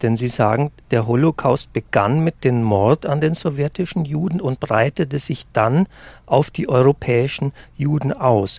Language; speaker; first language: German; native; German